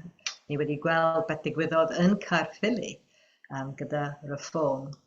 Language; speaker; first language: Welsh; non-native, fluent; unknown